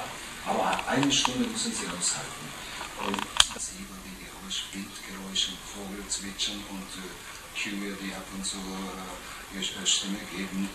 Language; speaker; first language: German; non-native, fluent; Japanese